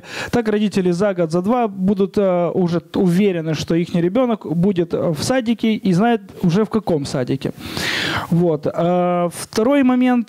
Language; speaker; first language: Russian; non-native, local second language; Ukrainian